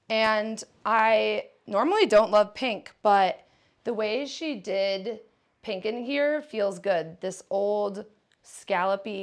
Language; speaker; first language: English; native; English